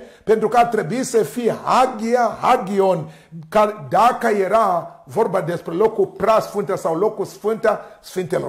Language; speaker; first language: Romanian; non-native, learner; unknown